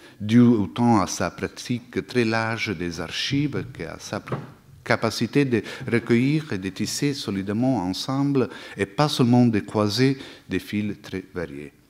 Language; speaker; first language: French; non-native, fluent; Italian